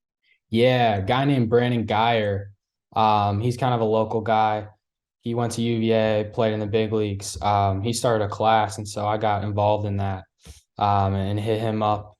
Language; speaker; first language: English; native; English